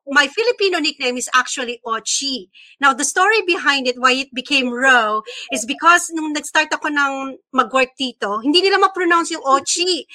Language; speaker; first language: English; non-native, local second language; Filipino